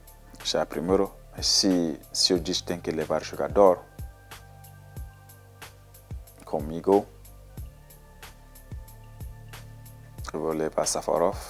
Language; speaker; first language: Portuguese; non-native, learner; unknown